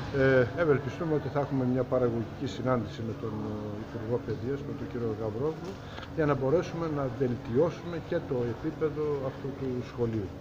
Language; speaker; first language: Greek; non-native, local second language; Turkish